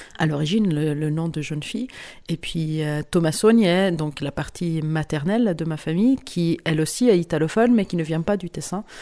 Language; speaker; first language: French; non-native, local second language; Italian